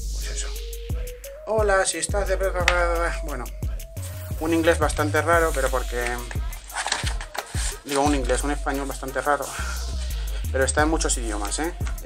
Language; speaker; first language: Spanish; native; Spanish